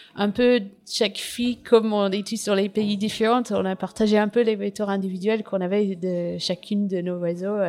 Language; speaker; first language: French; non-native, fluent; English